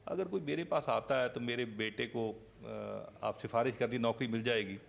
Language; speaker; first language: Hindi; non-native, local second language; Punjabi